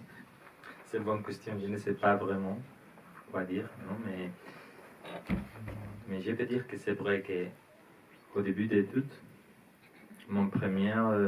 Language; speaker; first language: French; non-native, learner; Spanish